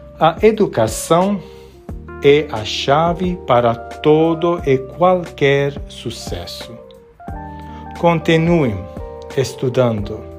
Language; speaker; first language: Portuguese; non-native, fluent; Armenian